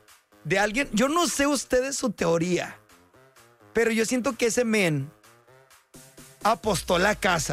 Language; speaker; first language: Spanish; native; Spanish